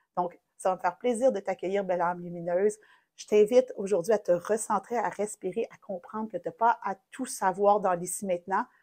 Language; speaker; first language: French; native; French